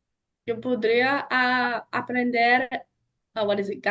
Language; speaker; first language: Spanish; non-native, learner; English